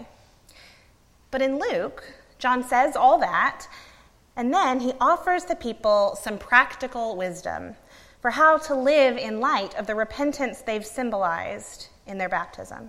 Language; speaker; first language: English; native; English